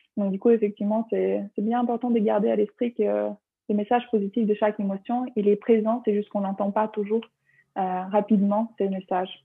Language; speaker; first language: French; non-native, fluent; Ukrainian